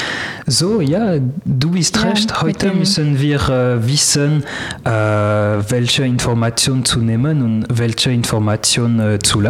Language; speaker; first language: German; non-native, learner; French